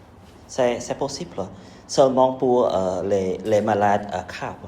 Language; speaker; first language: French; non-native, learner; Khmer